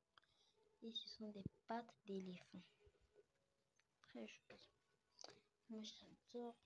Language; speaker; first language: French; non-native, local second language; Lingala